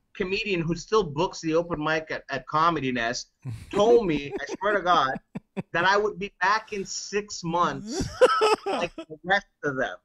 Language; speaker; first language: English; native; English